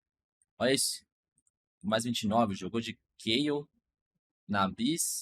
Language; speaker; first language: Portuguese; native; Portuguese